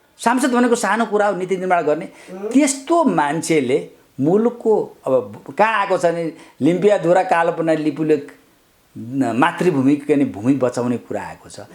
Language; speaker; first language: Nepali; native; Nepali